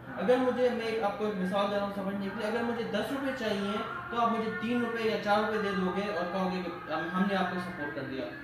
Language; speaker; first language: Urdu; non-native, local second language; Sindhi